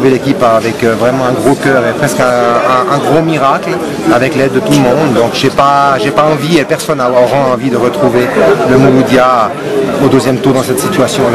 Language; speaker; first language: French; native; French